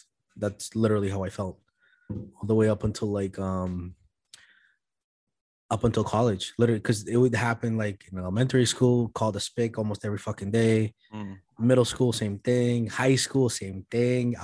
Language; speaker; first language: English; early bilingual, other home language; Spanish